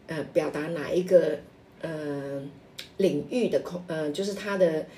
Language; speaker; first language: Chinese; non-native, local second language; Min Nan Chinese